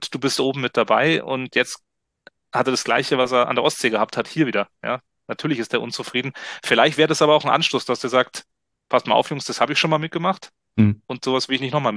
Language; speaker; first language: German; native; German